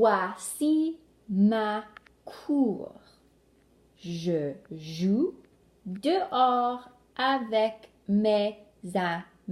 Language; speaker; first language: French; non-native, local second language; English